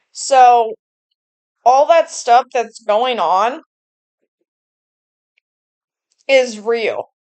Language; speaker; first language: English; native; English